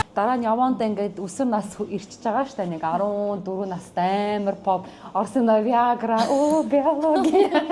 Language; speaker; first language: Mongolian; early bilingual, heritage; Mongolian